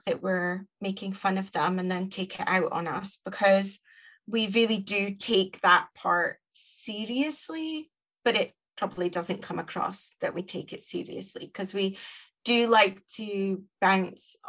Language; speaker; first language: English; native; English